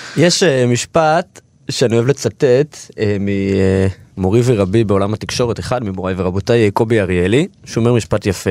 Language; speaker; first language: Hebrew; native; Hebrew